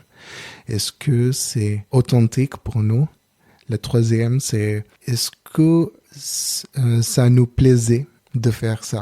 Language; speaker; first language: French; non-native, learner; Telugu